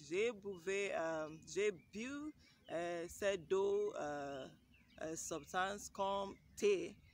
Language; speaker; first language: French; non-native, learner; English